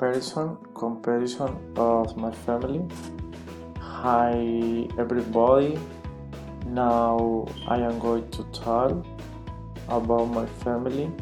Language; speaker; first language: English; non-native, learner; Spanish